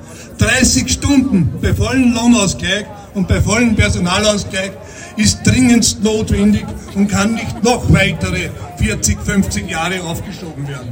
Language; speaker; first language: German; native; German